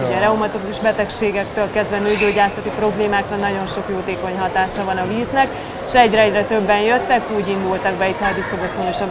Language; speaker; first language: Hungarian; native; Hungarian